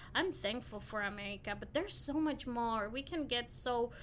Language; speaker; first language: English; non-native, fluent; Spanish